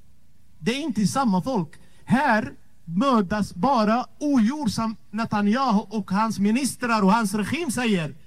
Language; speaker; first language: Swedish; non-native, fluent; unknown